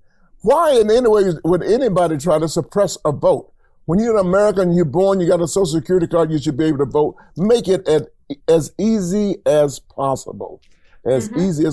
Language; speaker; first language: English; native; English